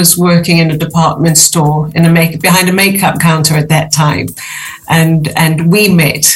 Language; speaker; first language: English; native; English